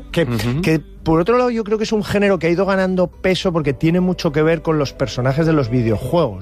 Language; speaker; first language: Spanish; native; Spanish